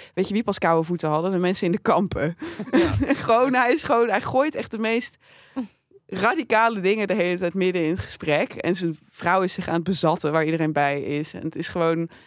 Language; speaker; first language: Dutch; native; Dutch